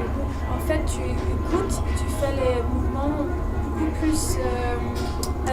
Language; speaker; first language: French; non-native, learner; Danish